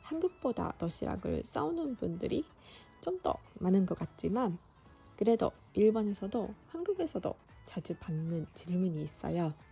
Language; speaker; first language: Korean; non-native, fluent; Japanese